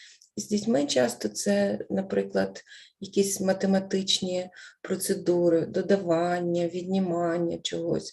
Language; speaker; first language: Ukrainian; native; Ukrainian